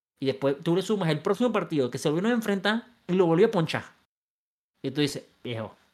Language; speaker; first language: Spanish; native; Spanish